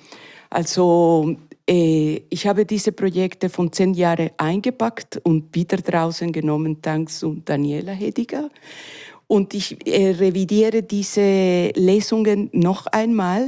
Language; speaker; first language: German; non-native, learner; Spanish